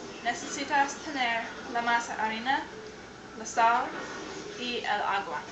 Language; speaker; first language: Spanish; non-native, learner; English